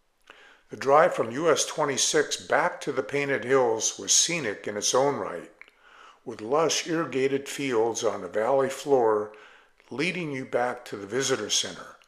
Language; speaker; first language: English; native; English